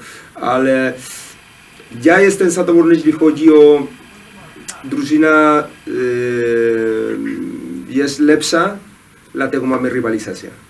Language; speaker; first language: Polish; non-native, learner; Spanish